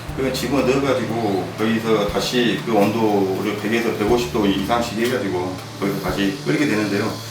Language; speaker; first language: Korean; native; Korean